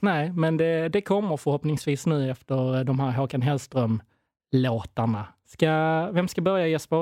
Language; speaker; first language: Swedish; native; Swedish